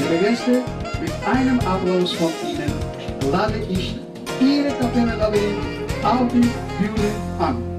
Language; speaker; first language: German; non-native, fluent; Georgian